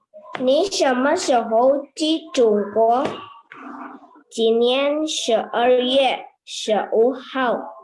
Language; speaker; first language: Chinese; non-native, learner; Indonesian